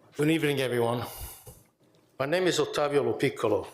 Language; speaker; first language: English; non-native, fluent; Italian